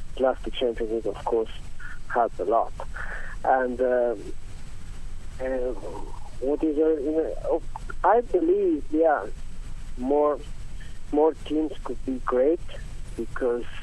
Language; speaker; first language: English; non-native, learner; Italian